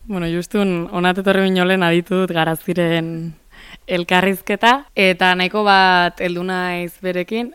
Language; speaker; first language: Basque; native; Basque